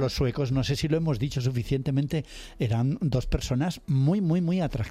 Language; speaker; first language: Spanish; native; Spanish